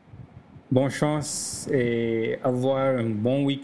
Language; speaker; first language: French; non-native, learner; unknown